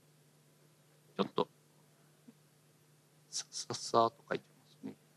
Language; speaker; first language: Japanese; native; Japanese